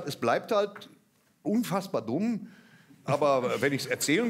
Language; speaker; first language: German; native; German